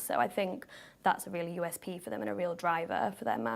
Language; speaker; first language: English; native; English